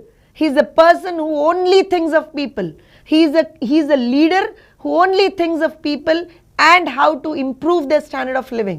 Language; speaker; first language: English; non-native, local second language; Telugu